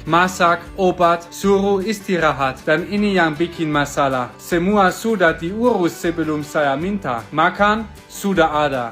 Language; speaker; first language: Indonesian; non-native, fluent; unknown